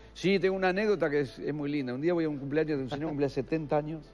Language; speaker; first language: Spanish; native; Spanish